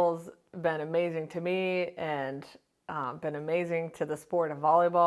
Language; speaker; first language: English; native; English